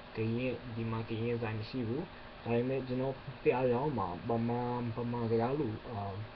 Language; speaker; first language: Burmese; non-native, learner; English